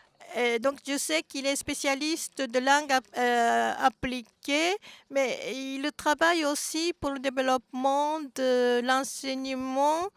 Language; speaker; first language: French; non-native, fluent; Japanese